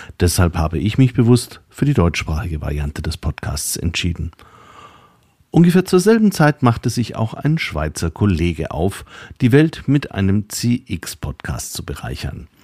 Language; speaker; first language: German; native; German